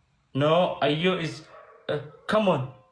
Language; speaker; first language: English; non-native, learner; Oromo